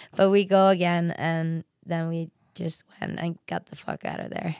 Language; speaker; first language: English; non-native, fluent; Icelandic